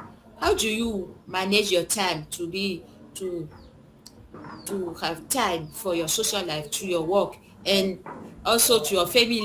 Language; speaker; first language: English; non-native, learner; French